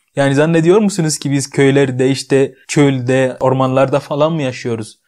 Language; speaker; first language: Turkish; non-native, fluent; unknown